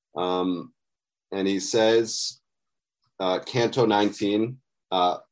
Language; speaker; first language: English; native; English